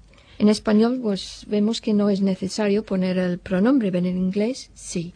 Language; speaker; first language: Spanish; non-native, fluent; English